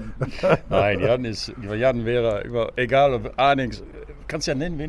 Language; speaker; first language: German; native; German